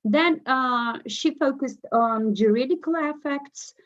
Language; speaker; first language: English; non-native, fluent; Romanian